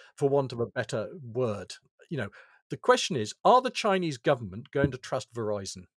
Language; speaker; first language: English; native; English